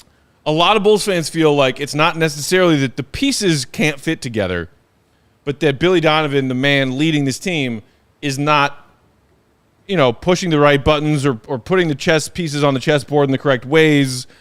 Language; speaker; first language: English; native; English